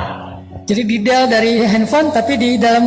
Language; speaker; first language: Indonesian; native; Indonesian